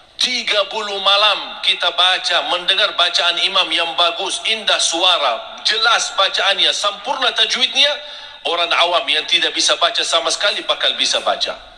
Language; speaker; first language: Indonesian; non-native, fluent; Arabic